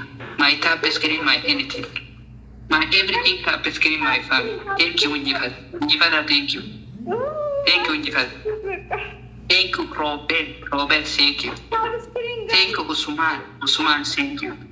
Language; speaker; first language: English; non-native, learner; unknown